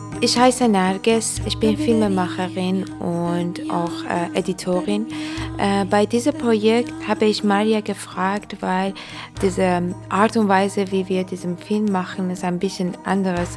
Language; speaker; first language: German; non-native, learner; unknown